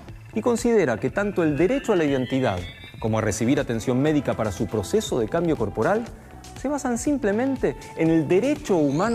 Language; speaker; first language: Spanish; native; Spanish